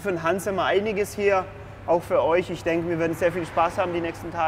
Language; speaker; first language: German; early bilingual, other home language; Polish